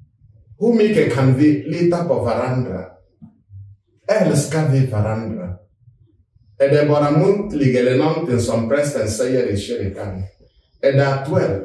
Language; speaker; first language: Swedish; non-native, fluent; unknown